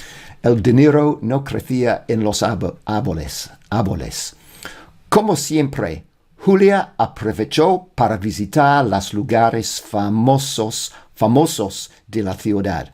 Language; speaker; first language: Spanish; non-native, learner; English